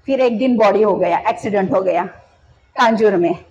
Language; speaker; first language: Hindi; non-native, local second language; Marathi